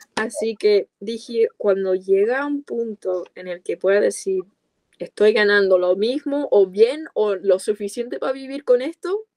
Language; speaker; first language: Spanish; non-native, fluent; English